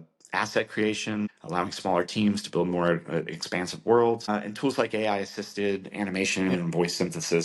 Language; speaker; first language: English; native; English